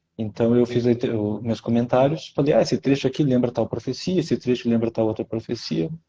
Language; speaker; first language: Portuguese; native; Portuguese